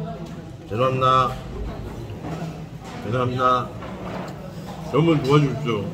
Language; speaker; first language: Korean; native; Korean